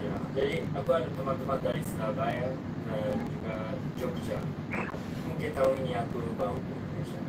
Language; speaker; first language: Indonesian; non-native, learner; Japanese